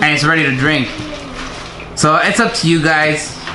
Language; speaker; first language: English; early bilingual, other home language; Spanish